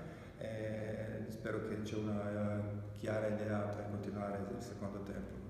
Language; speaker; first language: Italian; non-native, fluent; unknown